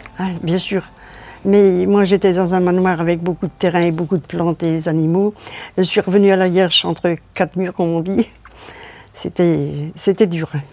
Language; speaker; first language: French; native; French